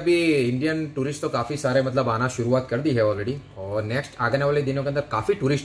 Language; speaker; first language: Hindi; native; Hindi